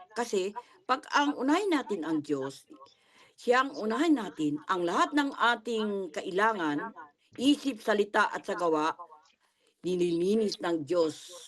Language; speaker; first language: Filipino; non-native, local second language; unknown